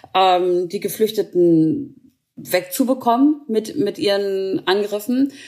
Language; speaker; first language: German; native; German